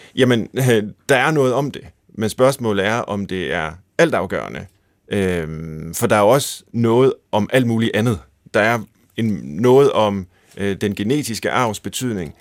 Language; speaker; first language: Danish; native; Danish